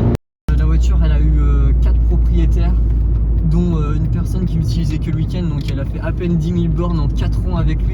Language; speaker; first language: French; native; French